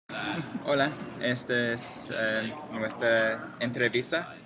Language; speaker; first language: Spanish; non-native, learner; English